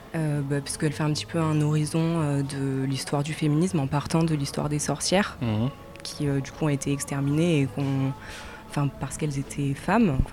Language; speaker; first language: French; native; French